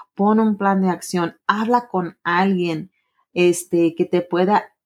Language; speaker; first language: Spanish; early bilingual, heritage; Spanish